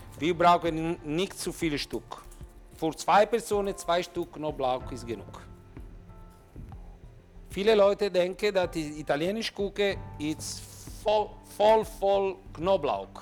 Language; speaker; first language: German; non-native, learner; Italian